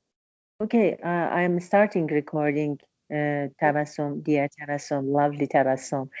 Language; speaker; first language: English; non-native, learner; Persian